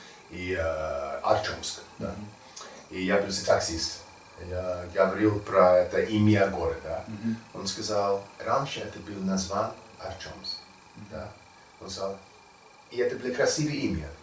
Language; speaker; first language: Russian; non-native, learner; English